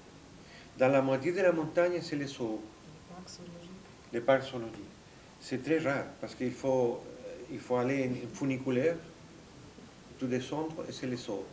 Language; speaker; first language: French; non-native, fluent; Spanish